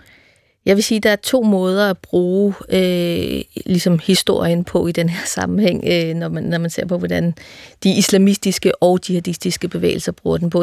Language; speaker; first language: Danish; native; Danish